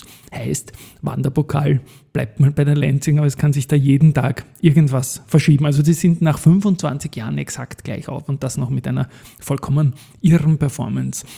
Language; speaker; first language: German; native; German